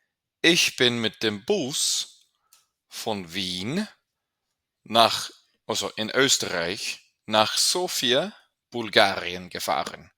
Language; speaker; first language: German; non-native, fluent; English